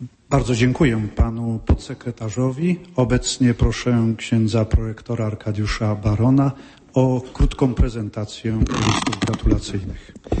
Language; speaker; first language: Polish; native; Polish